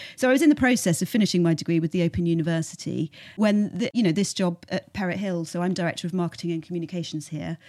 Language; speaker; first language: English; native; English